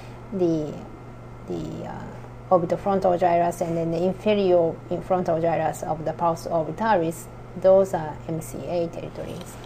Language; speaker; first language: English; non-native, fluent; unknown